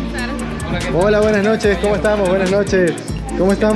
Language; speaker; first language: Spanish; native; Spanish